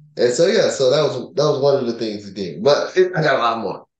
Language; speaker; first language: English; native; English